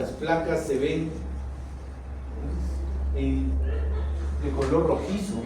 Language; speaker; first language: Spanish; native; Spanish